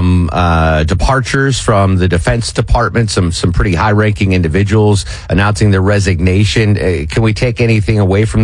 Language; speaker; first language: English; native; English